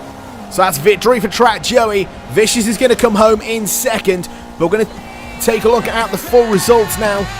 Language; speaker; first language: English; native; English